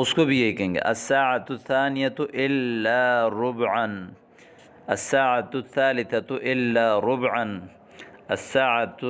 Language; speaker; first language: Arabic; non-native, fluent; Urdu